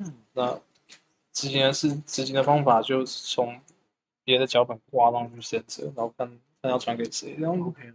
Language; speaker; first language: Chinese; native; Chinese